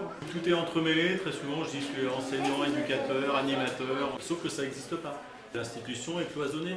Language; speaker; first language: French; native; French